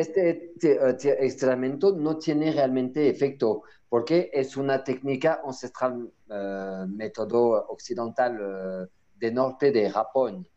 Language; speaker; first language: Spanish; non-native, learner; French